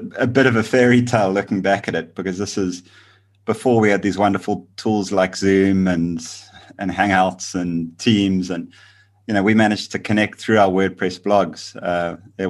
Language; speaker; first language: English; native; English